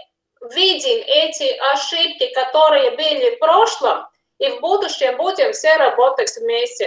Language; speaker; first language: Russian; non-native, fluent; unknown